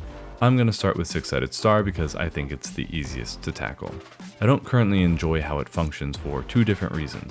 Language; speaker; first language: English; native; English